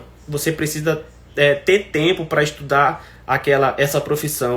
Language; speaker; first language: Portuguese; native; Portuguese